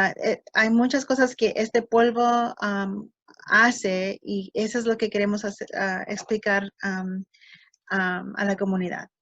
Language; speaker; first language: Spanish; early bilingual, heritage; English